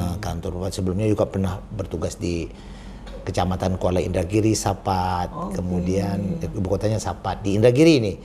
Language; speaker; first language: Indonesian; native; Indonesian